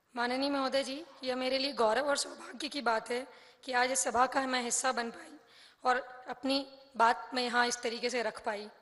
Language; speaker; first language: Hindi; native; Hindi